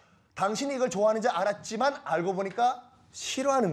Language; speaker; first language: Korean; native; Korean